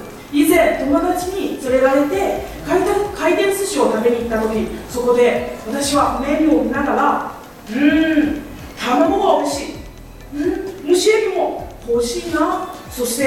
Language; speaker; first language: Japanese; non-native, fluent; Chinese